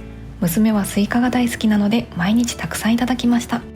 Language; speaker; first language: Japanese; native; Japanese